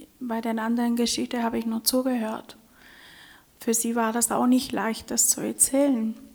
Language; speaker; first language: German; non-native, fluent; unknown